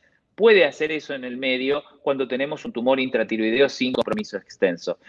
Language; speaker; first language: Spanish; native; Spanish